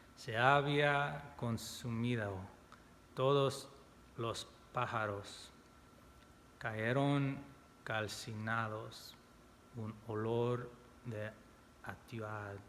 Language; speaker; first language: Spanish; non-native, learner; English